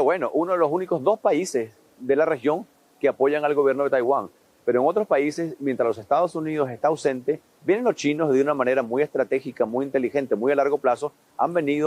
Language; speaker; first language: Spanish; native; Spanish